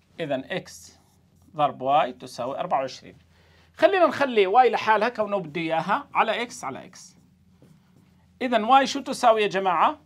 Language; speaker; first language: Arabic; native; Arabic